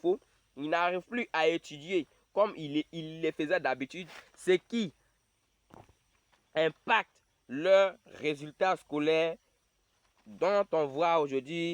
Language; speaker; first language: French; non-native, local second language; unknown